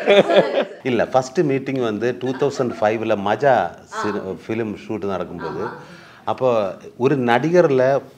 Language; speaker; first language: Tamil; non-native, learner; Malayalam